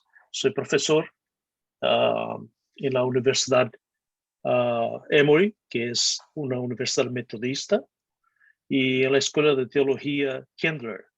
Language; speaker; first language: Spanish; non-native, fluent; Portuguese